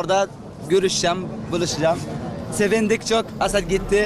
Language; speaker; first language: Turkish; non-native, learner; Arabic